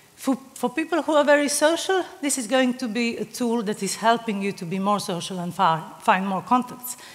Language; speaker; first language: English; non-native, fluent; Serbian